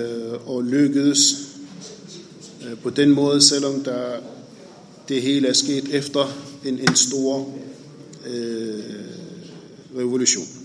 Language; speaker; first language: Danish; non-native, fluent; Arabic